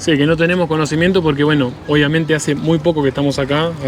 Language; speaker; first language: Spanish; native; Spanish